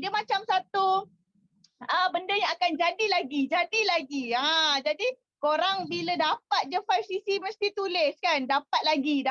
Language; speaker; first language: Malay; native; Malay